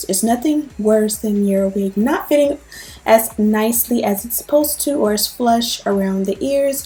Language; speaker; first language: English; native; English